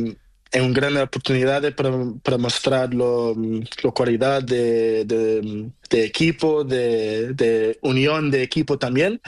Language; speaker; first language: Spanish; non-native, learner; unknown